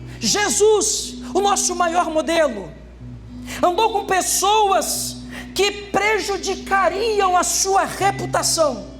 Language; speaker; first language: Portuguese; native; Portuguese